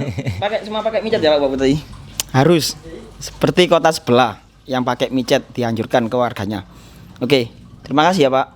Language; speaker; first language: Indonesian; non-native, local second language; Javanese